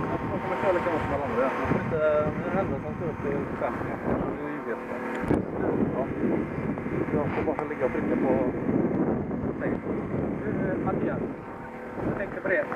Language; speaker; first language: Swedish; native; Swedish